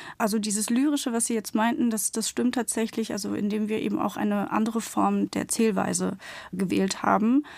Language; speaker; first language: German; early bilingual, other home language; Turkish